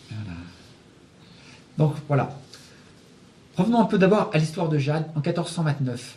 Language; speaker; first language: French; native; French